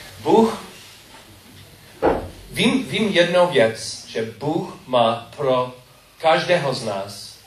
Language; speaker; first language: Czech; non-native, learner; English